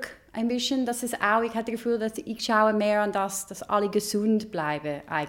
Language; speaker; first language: German; non-native, learner; English